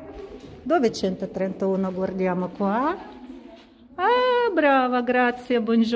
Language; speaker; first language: Italian; non-native, learner; Russian